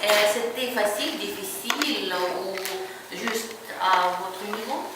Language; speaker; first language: French; non-native, fluent; Ukrainian